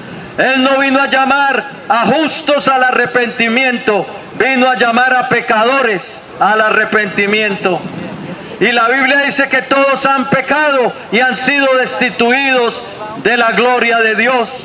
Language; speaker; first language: Spanish; native; Spanish